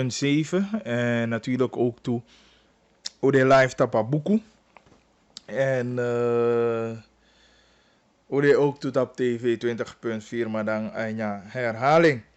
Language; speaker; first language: Dutch; non-native, local second language; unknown